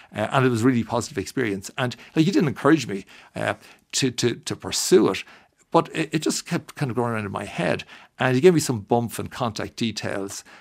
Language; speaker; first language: English; native; English